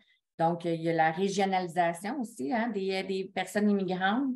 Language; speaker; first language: French; native; French